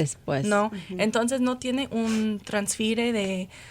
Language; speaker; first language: Spanish; non-native, fluent; English